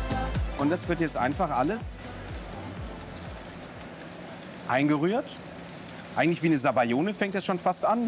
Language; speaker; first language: German; native; German